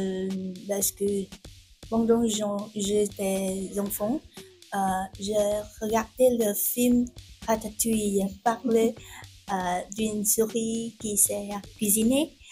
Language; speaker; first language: French; non-native, fluent; Vietnamese